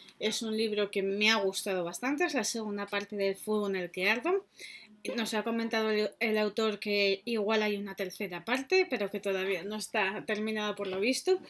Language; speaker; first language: Spanish; native; Spanish